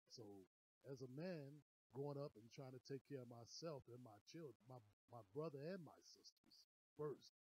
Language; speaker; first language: English; native; English